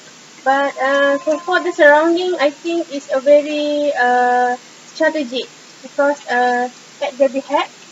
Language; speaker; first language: English; non-native, local second language; Malay